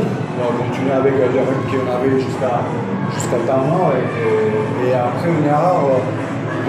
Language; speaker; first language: French; non-native, fluent; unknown